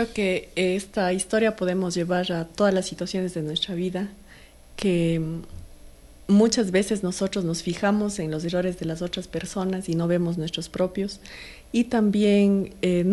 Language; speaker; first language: Spanish; native; Spanish